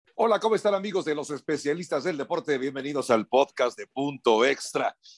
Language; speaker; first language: Spanish; native; Spanish